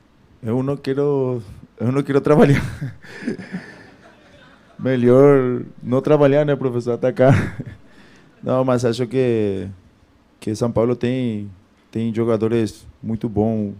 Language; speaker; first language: Portuguese; non-native, fluent; Spanish